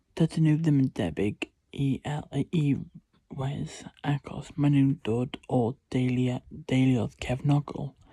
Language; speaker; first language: Welsh; non-native, local second language; English